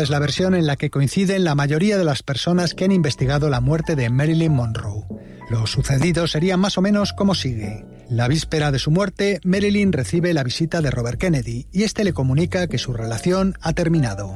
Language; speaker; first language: Spanish; native; Spanish